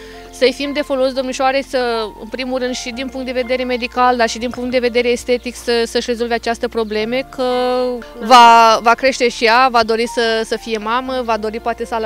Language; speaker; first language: Romanian; native; Romanian